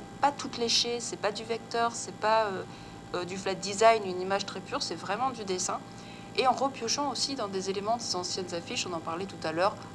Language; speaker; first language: French; native; French